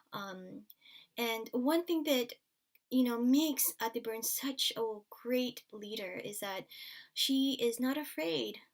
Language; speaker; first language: English; non-native, local second language; Filipino